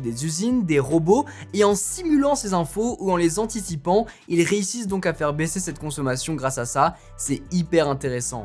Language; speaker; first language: French; native; French